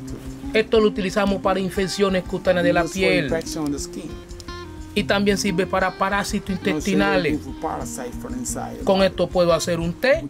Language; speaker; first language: Spanish; native; Spanish